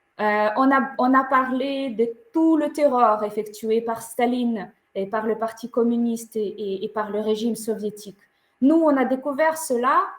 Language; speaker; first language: French; non-native, fluent; Ukrainian